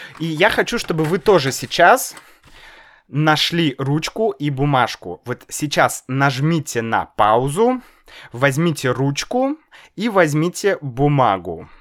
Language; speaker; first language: Russian; native; Russian